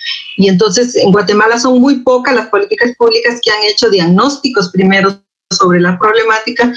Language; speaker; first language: Spanish; native; Spanish